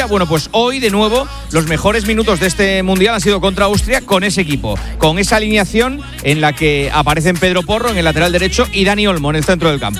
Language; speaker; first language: Spanish; native; Spanish